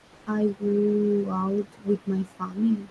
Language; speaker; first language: English; non-native, learner; Spanish